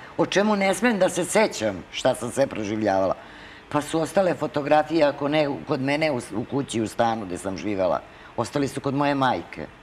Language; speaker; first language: Serbian; native; Serbian